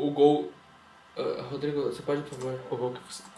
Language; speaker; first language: Portuguese; native; Portuguese